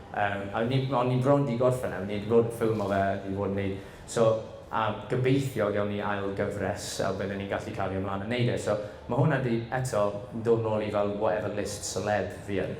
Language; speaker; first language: Welsh; non-native, local second language; English